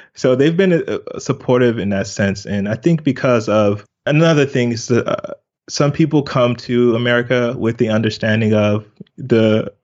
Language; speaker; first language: English; native; English